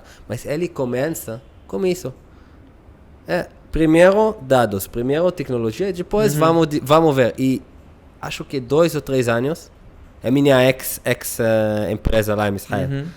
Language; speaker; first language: Portuguese; non-native, learner; Hebrew